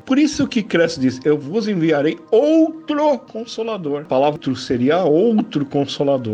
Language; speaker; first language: Portuguese; native; Portuguese